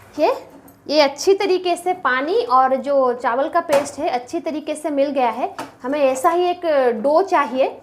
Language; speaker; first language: Hindi; non-native, local second language; Bangla